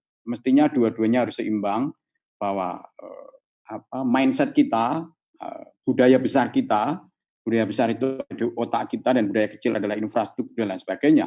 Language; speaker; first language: Indonesian; native; Indonesian